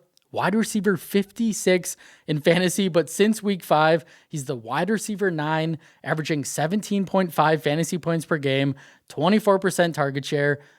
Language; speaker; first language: English; native; English